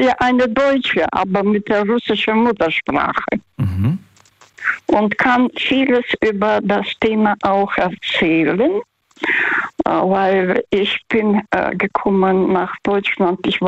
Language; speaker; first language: German; non-native, fluent; Russian